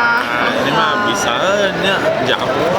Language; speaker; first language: Indonesian; non-native, local second language; English